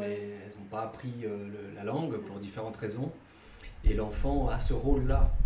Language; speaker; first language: French; early bilingual, other home language; Portuguese